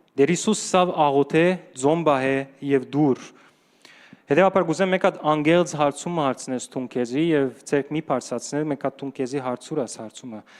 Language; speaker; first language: Armenian; early bilingual, heritage; Armenian